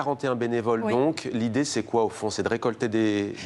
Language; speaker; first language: French; native; French